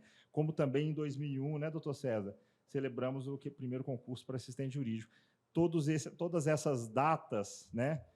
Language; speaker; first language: Portuguese; native; Portuguese